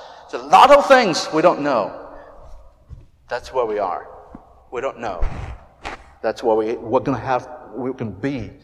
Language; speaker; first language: English; non-native, fluent; Chinese